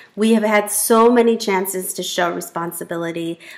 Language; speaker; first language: English; native; English